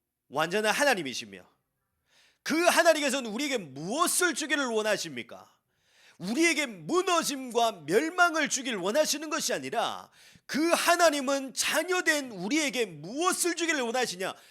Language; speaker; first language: Korean; native; Korean